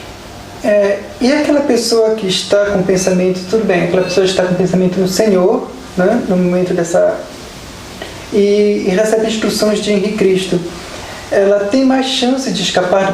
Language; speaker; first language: Portuguese; native; Portuguese